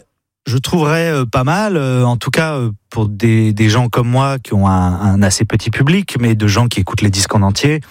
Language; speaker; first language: French; native; French